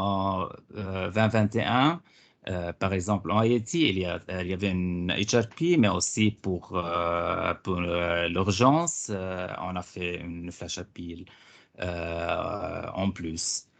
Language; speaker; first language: French; non-native, fluent; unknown